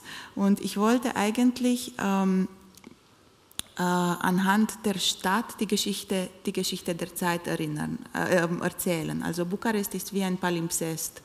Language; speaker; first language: German; non-native, fluent; Romanian